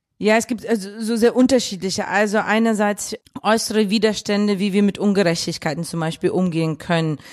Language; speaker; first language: German; early bilingual, other home language; Russian